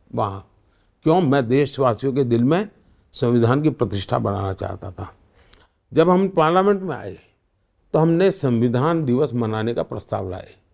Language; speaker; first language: Hindi; non-native, local second language; Gujarati